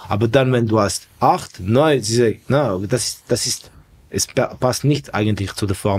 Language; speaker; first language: German; non-native, fluent; Estonian